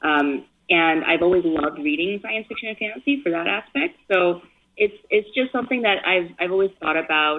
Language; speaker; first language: English; early bilingual, other home language; Chinese